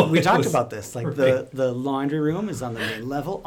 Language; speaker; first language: English; native; English